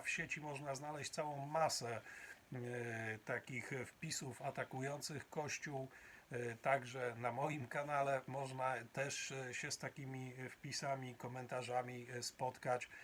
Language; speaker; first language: Polish; native; Polish